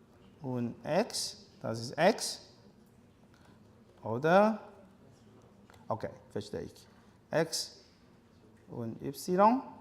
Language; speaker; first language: German; non-native, learner; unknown